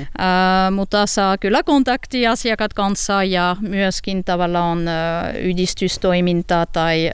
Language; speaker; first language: Finnish; non-native, learner; French